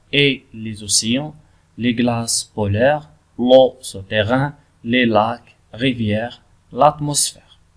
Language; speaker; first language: French; non-native, local second language; Arabic